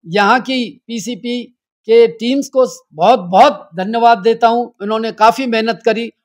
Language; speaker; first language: Hindi; native; Hindi